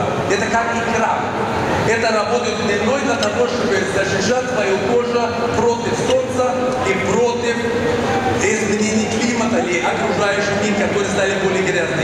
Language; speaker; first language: Russian; non-native, fluent; Swedish